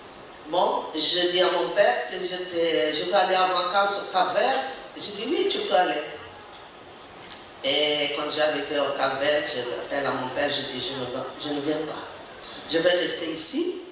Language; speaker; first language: French; non-native, learner; Portuguese